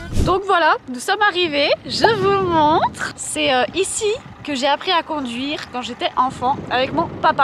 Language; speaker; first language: French; native; French